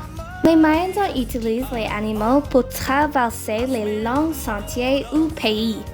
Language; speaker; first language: French; non-native, learner; English